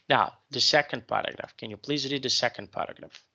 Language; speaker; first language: English; non-native, fluent; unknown